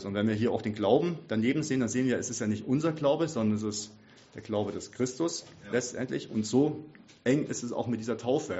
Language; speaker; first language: German; native; German